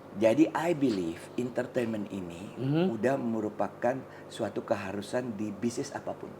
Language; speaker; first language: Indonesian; early bilingual, heritage; Indonesian